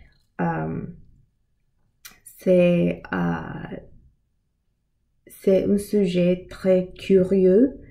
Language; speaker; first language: French; non-native, learner; English